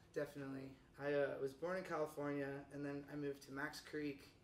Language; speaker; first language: English; native; English